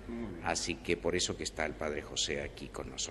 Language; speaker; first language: Spanish; native; Spanish